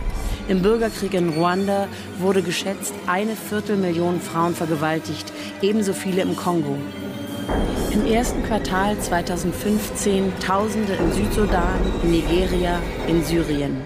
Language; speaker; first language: German; native; German